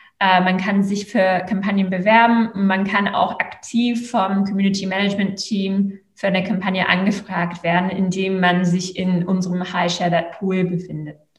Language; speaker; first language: German; non-native, fluent; English